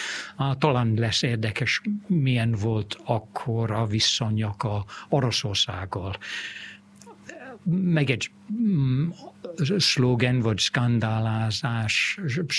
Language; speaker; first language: Hungarian; non-native, fluent; English